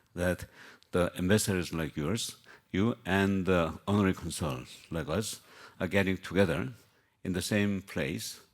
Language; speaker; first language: English; non-native, fluent; Korean